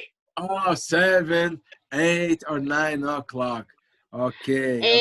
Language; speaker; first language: English; non-native, local second language; Portuguese